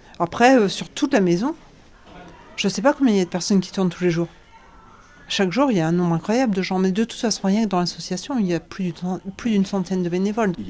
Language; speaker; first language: French; native; French